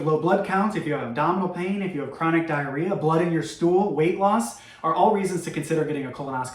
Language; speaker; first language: English; native; English